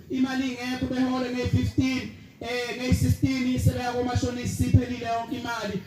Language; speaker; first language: Zulu; native; Zulu